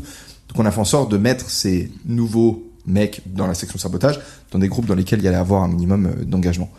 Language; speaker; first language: French; native; French